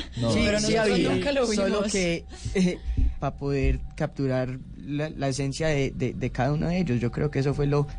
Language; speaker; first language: Spanish; early bilingual, heritage; Spanish